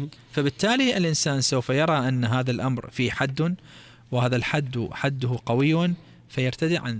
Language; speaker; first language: Arabic; native; Arabic